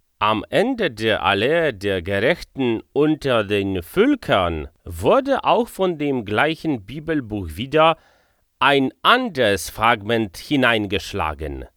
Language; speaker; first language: German; non-native, fluent; Polish